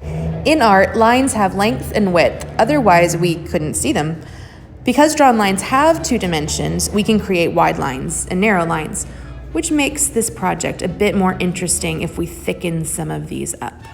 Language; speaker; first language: English; native; English